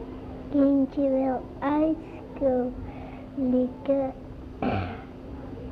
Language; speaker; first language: Dutch; early bilingual, other home language; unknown